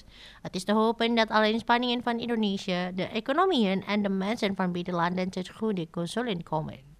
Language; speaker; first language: Dutch; non-native, fluent; Indonesian